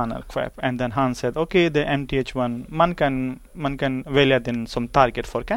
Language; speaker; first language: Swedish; non-native, learner; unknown